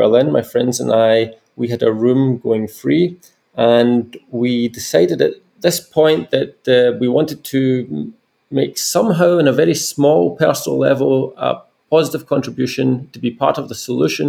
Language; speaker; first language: English; native; English